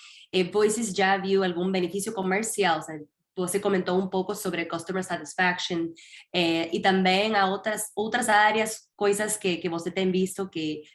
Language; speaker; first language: Portuguese; non-native, fluent; Spanish